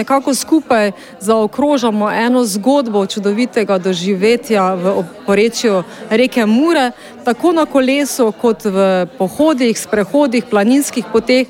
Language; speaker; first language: Slovenian; native; Slovenian